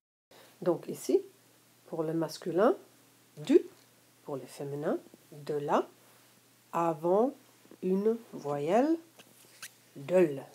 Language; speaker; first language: French; non-native, fluent; English